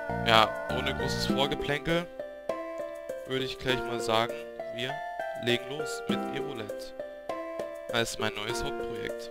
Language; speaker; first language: German; native; German